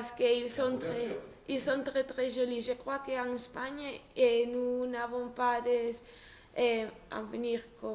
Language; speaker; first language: French; non-native, learner; Spanish